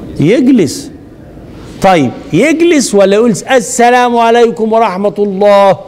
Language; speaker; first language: Arabic; native; Arabic